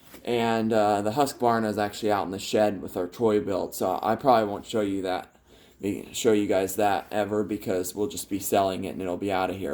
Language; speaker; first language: English; native; English